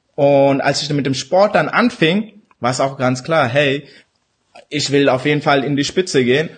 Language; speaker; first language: German; early bilingual, other home language; Urdu